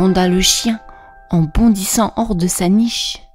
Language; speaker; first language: French; native; French